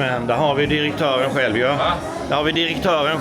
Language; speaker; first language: Swedish; native; Swedish